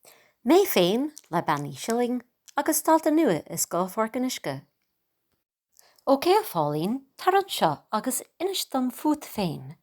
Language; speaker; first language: Irish; non-native, local second language; English